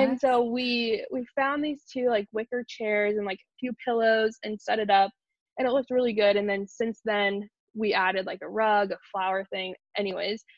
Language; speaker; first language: English; native; English